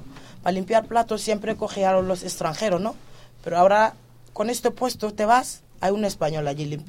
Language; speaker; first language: Spanish; non-native, fluent; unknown